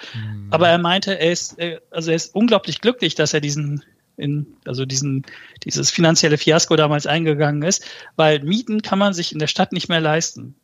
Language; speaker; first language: German; early bilingual, other home language; Turkish